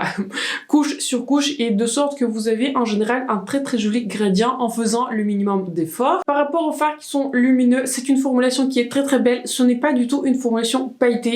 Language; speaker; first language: French; native; French